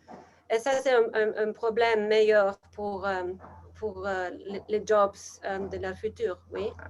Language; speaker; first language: French; non-native, learner; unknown